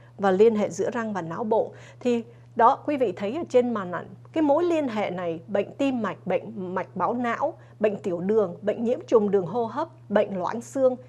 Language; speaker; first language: Vietnamese; early bilingual, other home language; English